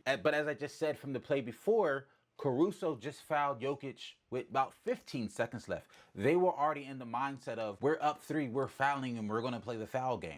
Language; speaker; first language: English; native; English